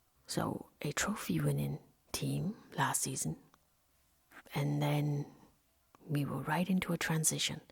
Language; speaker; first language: English; non-native, local second language; Welsh